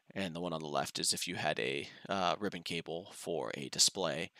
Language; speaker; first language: English; native; English